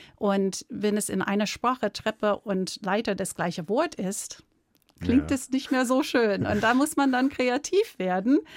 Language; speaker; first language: German; non-native, fluent; English